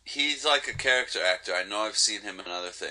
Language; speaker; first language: English; native; English